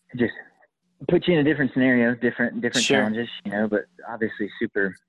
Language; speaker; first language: English; native; English